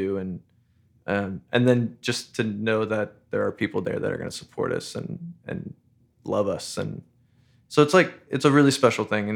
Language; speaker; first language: English; native; English